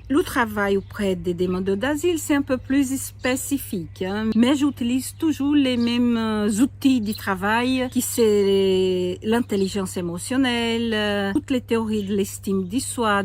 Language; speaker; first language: French; non-native, fluent; Portuguese